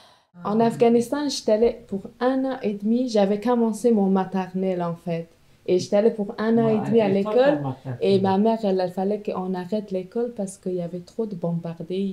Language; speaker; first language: French; non-native, local second language; Persian